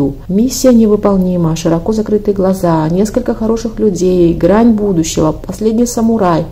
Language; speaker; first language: Russian; native; Russian